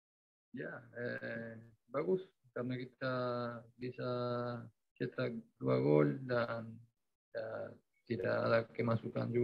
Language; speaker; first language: Indonesian; non-native, fluent; Spanish